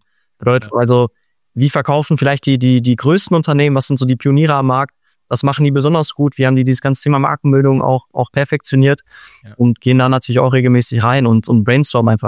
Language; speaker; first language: German; native; German